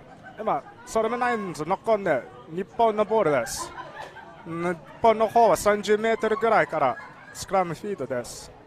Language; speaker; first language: Japanese; non-native, learner; English